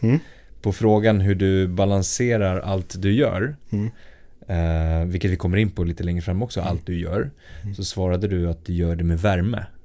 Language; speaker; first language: Swedish; native; Swedish